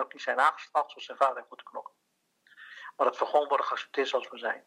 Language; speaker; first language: Dutch; early bilingual, other home language; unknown